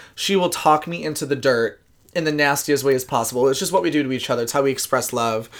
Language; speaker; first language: English; native; English